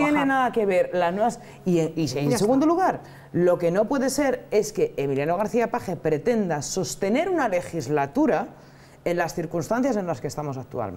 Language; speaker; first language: Spanish; native; Spanish